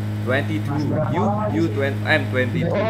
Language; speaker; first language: English; non-native, learner; Indonesian